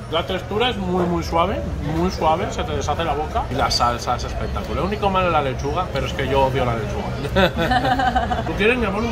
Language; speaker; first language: Spanish; native; Spanish